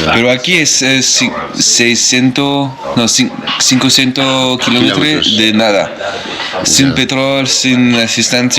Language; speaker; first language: Spanish; non-native, learner; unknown